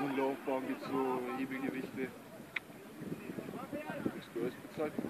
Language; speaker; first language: German; native; German